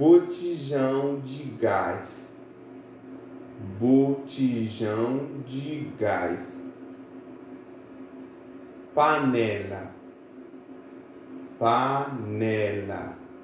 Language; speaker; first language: Portuguese; non-native, fluent; Haitian Creole